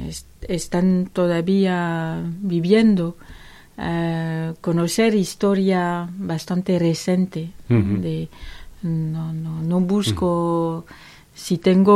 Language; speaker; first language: Spanish; non-native, learner; French